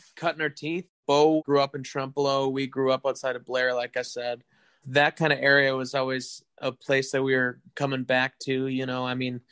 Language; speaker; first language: English; native; English